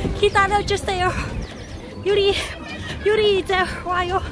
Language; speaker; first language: Korean; non-native, learner; Cantonese